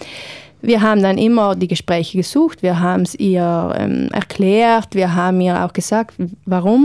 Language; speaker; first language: German; native; German